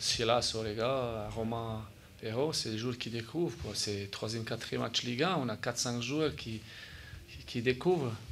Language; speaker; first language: French; native; French